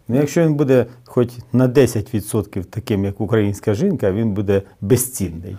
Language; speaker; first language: Ukrainian; native; Ukrainian